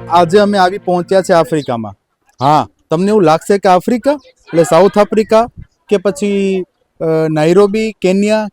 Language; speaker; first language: Gujarati; native; Gujarati